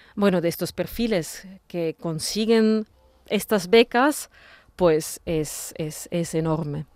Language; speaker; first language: Spanish; non-native, fluent; German